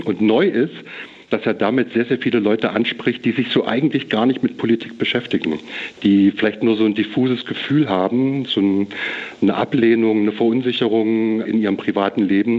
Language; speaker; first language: German; native; German